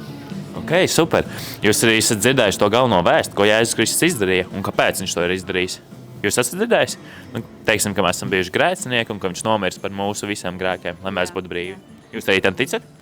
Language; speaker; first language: Latvian; native; Latvian